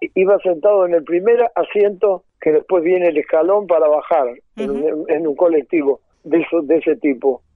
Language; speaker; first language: Spanish; native; Spanish